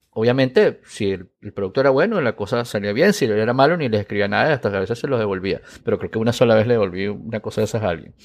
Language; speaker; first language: Spanish; native; Spanish